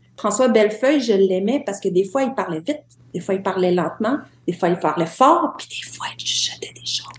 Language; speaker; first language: French; native; French